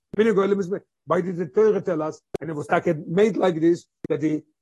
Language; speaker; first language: English; non-native, fluent; Hebrew